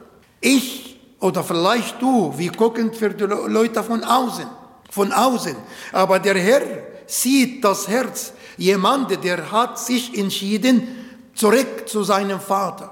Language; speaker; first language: German; non-native, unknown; Arabic